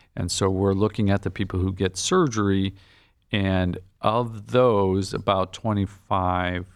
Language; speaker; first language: English; native; English